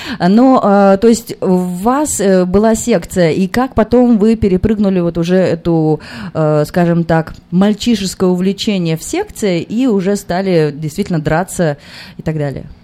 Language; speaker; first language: Russian; native; Russian